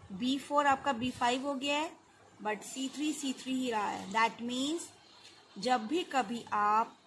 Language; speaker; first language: Hindi; native; Hindi